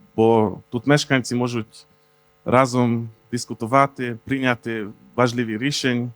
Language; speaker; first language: Ukrainian; non-native, fluent; Hungarian